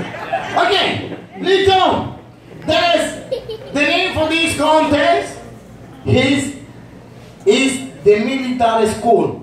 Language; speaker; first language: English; non-native, learner; Spanish